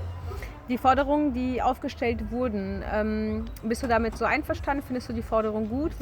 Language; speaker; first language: German; native; German